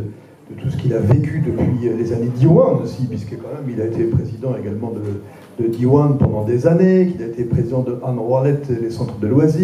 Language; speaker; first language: French; native; French